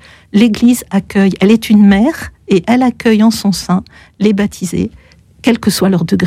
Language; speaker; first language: French; native; French